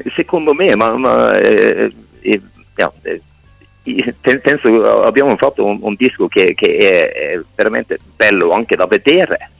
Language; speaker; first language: Italian; non-native, fluent; Norwegian